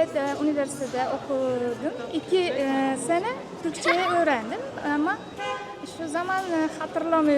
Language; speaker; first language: Turkish; non-native, learner; Uzbek